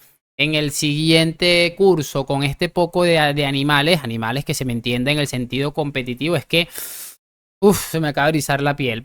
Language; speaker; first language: Spanish; native; Spanish